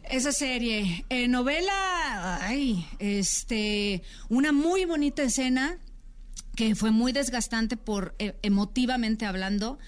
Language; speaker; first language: Spanish; native; Spanish